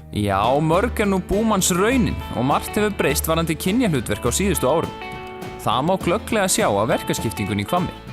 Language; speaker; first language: Icelandic; native; Icelandic